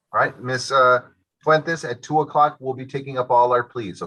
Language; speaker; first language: English; native; English